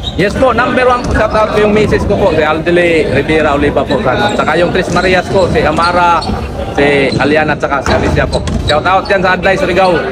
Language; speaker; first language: Filipino; non-native, local second language; Cebuano